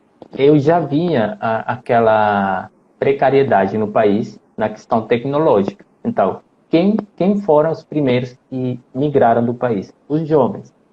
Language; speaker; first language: Portuguese; non-native, fluent; Spanish